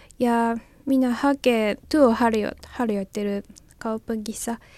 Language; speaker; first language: Finnish; non-native, learner; Japanese